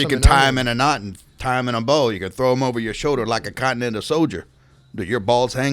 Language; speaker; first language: English; native; English